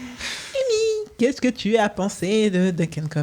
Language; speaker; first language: French; native; French